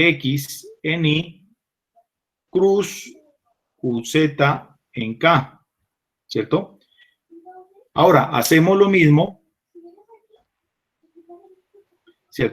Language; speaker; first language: Spanish; native; Spanish